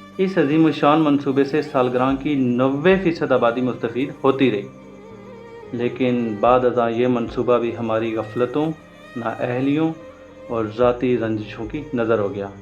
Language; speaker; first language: Urdu; non-native, local second language; Punjabi